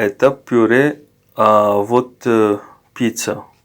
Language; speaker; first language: Russian; non-native, fluent; English